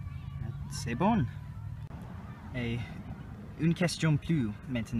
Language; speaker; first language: French; non-native, learner; English